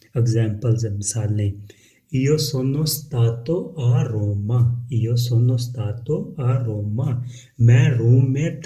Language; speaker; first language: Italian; non-native, fluent; Urdu